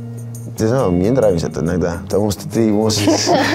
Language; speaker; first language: Russian; non-native, learner; Spanish